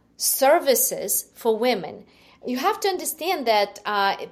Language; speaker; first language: English; non-native, fluent; Ukrainian